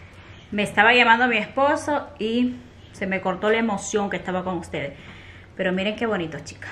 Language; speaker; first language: Spanish; native; Spanish